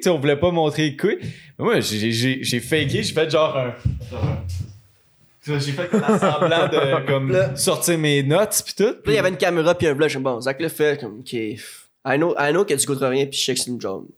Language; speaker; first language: French; native; French